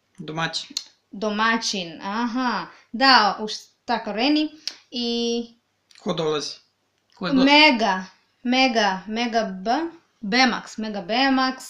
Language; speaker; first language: Serbian; native; Serbian